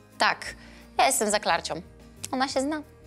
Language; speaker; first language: Polish; native; Polish